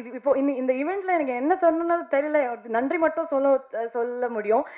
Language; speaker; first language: Tamil; non-native, learner; Kannada